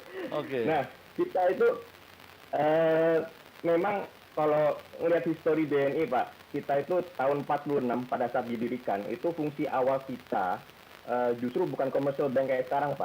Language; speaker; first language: Indonesian; native; Indonesian